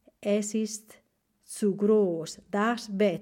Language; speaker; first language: German; non-native, fluent; Spanish